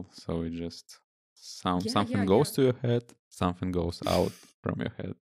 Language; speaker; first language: English; non-native, fluent; Russian